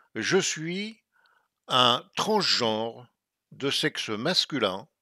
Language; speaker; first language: French; native; French